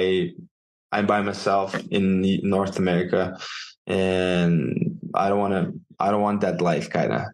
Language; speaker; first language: English; non-native, fluent; Russian